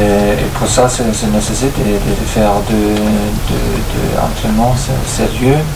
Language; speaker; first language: French; non-native, fluent; German